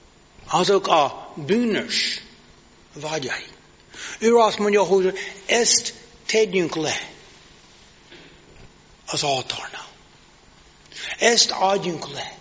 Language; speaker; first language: Hungarian; non-native, fluent; English